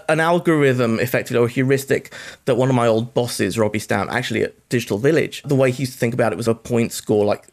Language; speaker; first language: English; native; English